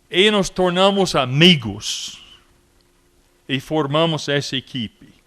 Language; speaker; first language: Portuguese; non-native, fluent; English